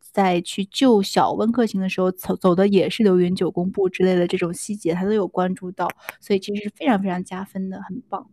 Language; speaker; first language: Chinese; native; Chinese